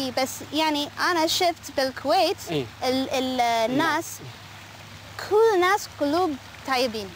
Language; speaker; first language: Arabic; non-native, learner; English